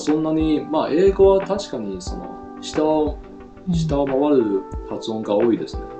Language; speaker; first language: Japanese; non-native, fluent; Chinese